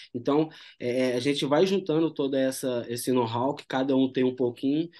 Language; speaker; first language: Portuguese; native; Portuguese